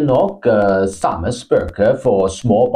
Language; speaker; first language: Norwegian; non-native, learner; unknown